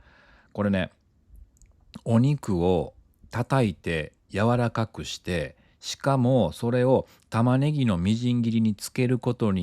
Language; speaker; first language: Japanese; native; Japanese